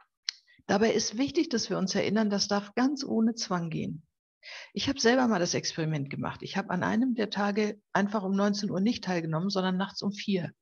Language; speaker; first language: German; native; German